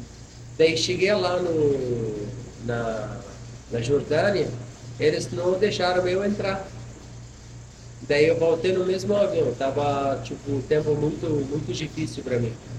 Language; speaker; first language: Portuguese; non-native, fluent; Arabic